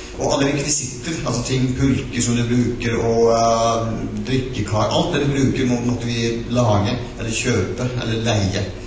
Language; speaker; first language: Norwegian; non-native, local second language; Northern Sami